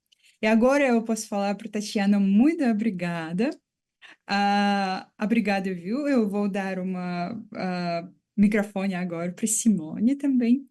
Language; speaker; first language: Portuguese; non-native, fluent; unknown